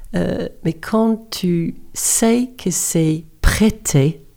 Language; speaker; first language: French; non-native, fluent; English